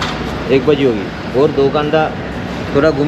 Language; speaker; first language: Hindi; non-native, learner; Sinhala